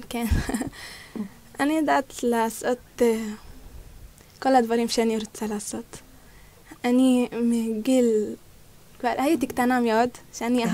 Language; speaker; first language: Hebrew; non-native, local second language; Arabic